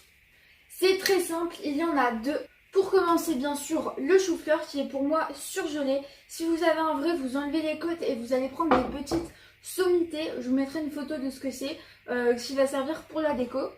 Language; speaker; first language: French; native; French